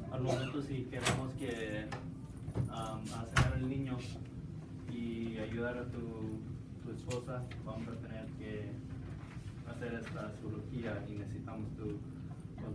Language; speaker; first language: Spanish; non-native, learner; English